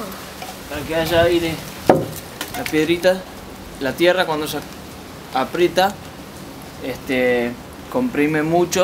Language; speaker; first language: Spanish; native; Spanish